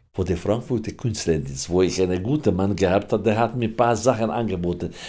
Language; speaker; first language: German; non-native, fluent; Hungarian